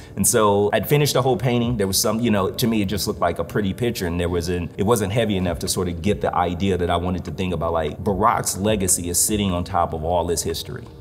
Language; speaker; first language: English; native; English